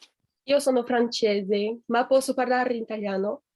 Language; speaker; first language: Italian; non-native, fluent; French